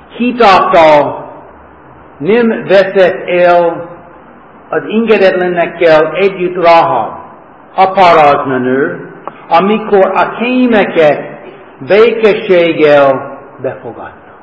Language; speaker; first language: Hungarian; non-native, fluent; English